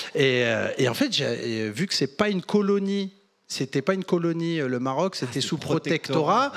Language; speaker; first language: French; native; French